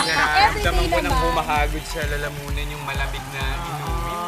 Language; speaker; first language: Filipino; native; Filipino